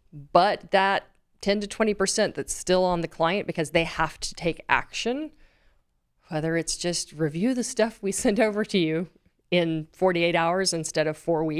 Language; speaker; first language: English; native; English